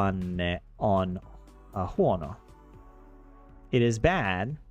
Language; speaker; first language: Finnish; non-native, learner; English